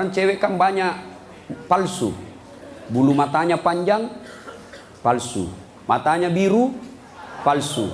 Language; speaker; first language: Indonesian; native; Indonesian